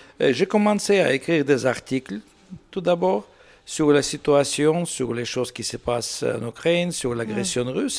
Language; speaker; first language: French; non-native, learner; Russian